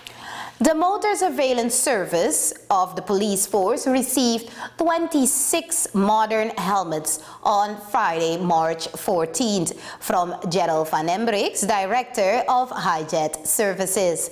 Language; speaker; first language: English; non-native, fluent; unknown